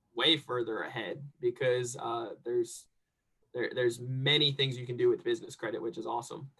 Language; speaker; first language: English; native; English